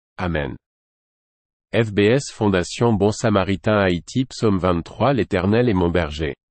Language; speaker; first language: French; non-native, local second language; Haitian Creole